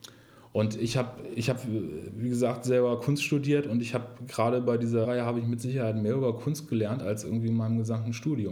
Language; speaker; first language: German; native; German